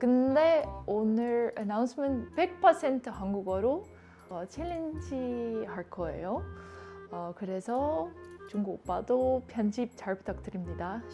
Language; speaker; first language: Korean; non-native, learner; Dutch